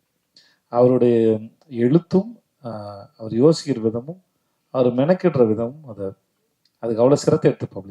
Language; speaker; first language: Tamil; native; Tamil